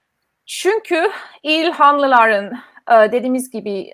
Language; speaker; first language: Turkish; non-native, fluent; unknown